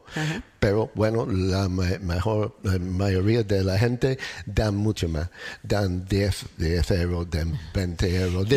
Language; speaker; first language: Spanish; non-native, learner; English